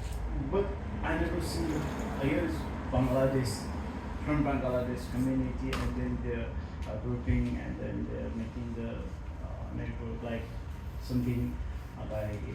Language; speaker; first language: English; non-native, learner; Nepali